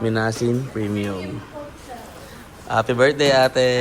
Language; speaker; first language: English; non-native, fluent; Filipino